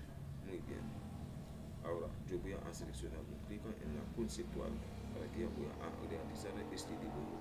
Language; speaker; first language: Spanish; non-native, learner; Haitian Creole